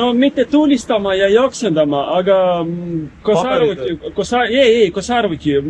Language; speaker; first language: Estonian; non-native, learner; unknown